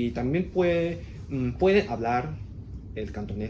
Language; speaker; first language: Spanish; non-native, learner; Cantonese